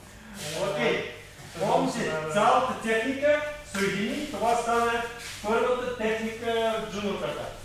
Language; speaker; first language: Bulgarian; non-native, learner; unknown